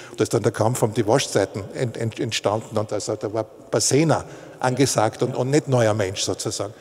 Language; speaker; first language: German; native; German